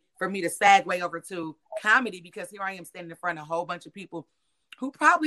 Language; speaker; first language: English; native; English